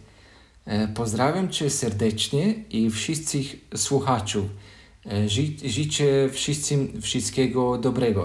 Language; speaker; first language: Polish; non-native, learner; Croatian